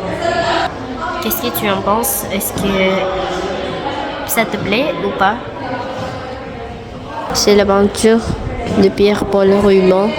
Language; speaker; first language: French; non-native, learner; Indonesian